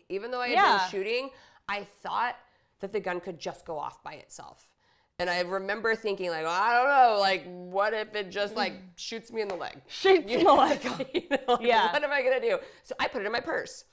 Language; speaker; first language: English; native; English